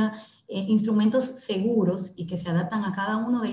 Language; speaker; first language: Spanish; native; Spanish